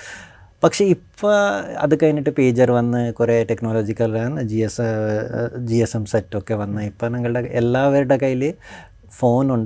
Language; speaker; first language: Malayalam; non-native, fluent; Bangla